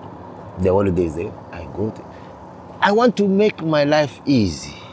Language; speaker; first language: English; non-native, learner; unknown